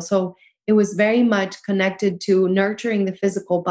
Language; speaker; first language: English; early bilingual, other home language; Spanish